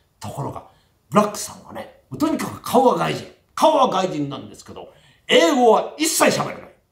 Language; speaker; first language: Japanese; native; Japanese